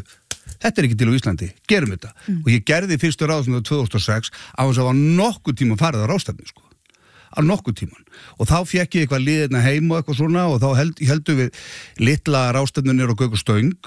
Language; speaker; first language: Icelandic; native; Icelandic